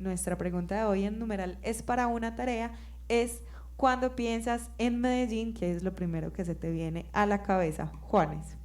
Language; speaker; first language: Spanish; native; Spanish